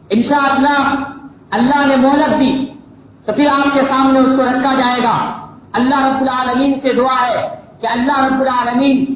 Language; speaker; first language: Urdu; native; Urdu